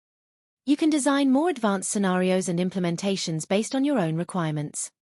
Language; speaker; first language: English; non-native, fluent; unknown